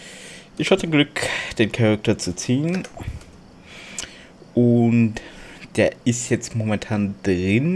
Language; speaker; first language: German; non-native, local second language; Luxembourgish